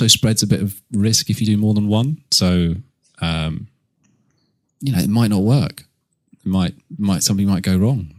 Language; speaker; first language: English; native; English